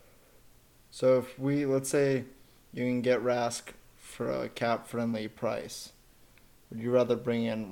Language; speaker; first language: English; native; English